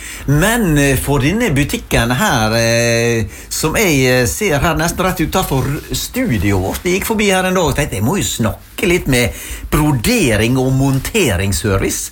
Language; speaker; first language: Norwegian; native; Norwegian